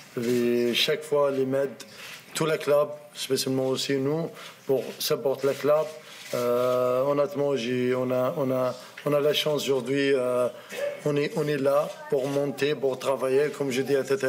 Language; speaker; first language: French; non-native, learner; Arabic